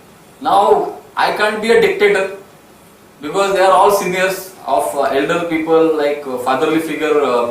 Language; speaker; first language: English; non-native, local second language; Marathi